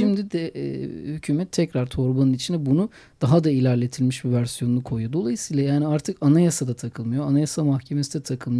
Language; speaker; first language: Turkish; native; Turkish